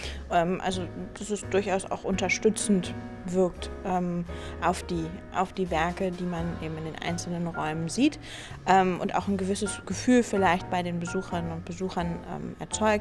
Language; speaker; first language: German; native; German